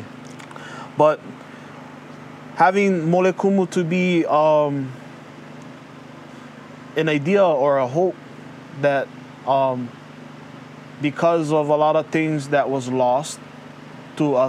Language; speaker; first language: English; early bilingual, other home language; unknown